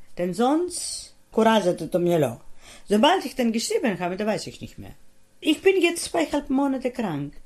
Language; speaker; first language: German; non-native, fluent; Greek